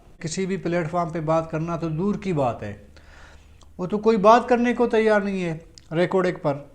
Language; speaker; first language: Urdu; non-native, local second language; Baluchi